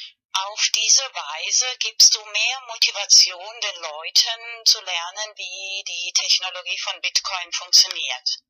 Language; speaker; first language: German; non-native, fluent; Spanish